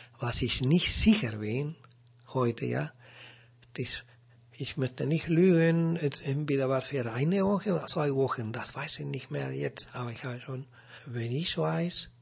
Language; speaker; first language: German; non-native, learner; Spanish